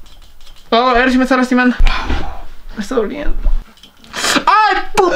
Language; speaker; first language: Spanish; native; Spanish